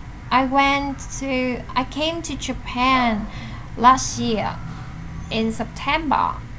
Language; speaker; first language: English; non-native, learner; Vietnamese